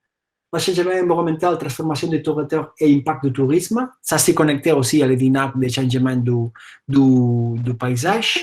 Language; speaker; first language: French; non-native, fluent; Catalan